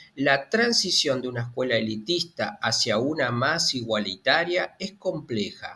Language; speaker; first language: Spanish; native; Spanish